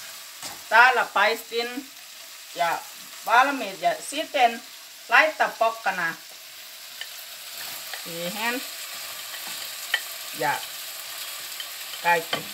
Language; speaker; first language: Finnish; non-native, learner; Thai